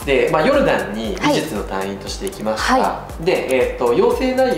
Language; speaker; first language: Japanese; native; Japanese